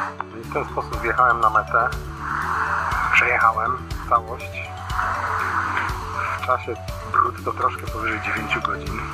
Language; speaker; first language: Polish; native; Polish